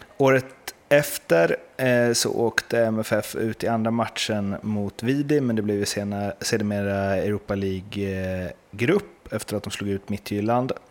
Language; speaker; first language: Swedish; native; Swedish